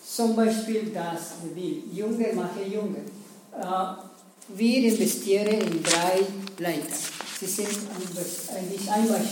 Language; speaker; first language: German; non-native, learner; Spanish